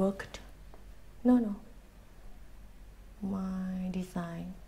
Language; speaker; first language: English; non-native, learner; Thai